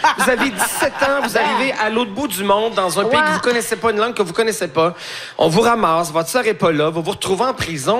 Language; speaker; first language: French; native; French